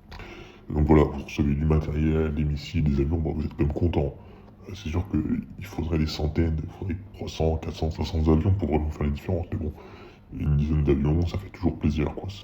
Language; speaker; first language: French; native; French